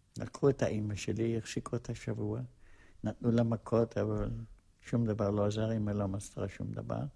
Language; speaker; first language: Hebrew; non-native, fluent; Polish